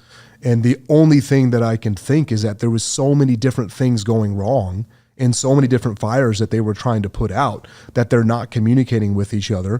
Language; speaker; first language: English; native; English